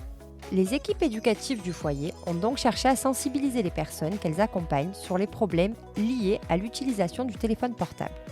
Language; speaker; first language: French; native; French